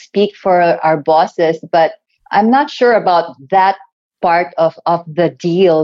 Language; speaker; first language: English; non-native, local second language; Cebuano